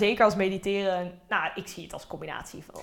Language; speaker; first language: Dutch; native; Dutch